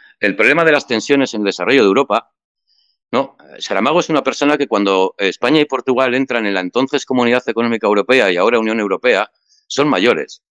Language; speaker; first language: Spanish; native; Spanish